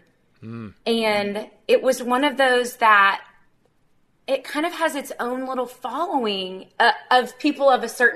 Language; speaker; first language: English; native; English